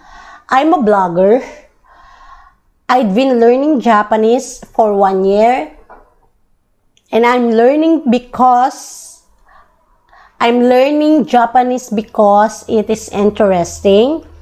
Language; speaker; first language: English; non-native, local second language; Filipino